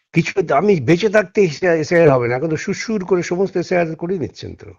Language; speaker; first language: Bangla; native; Bangla